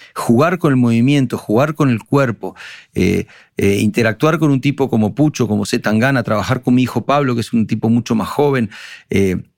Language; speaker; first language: Spanish; native; Spanish